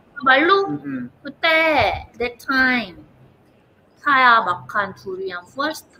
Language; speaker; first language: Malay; non-native, learner; Korean